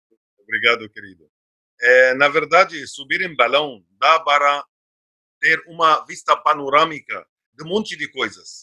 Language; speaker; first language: Portuguese; non-native, fluent; Arabic